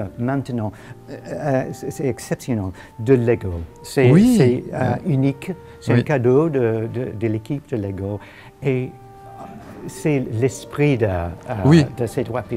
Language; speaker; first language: French; non-native, fluent; English